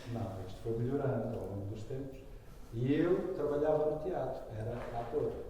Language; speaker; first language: Portuguese; native; Portuguese